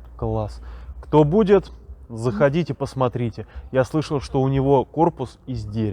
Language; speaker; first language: Russian; native; Russian